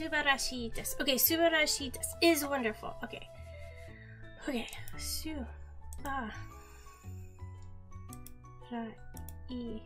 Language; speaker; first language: Japanese; non-native, learner; English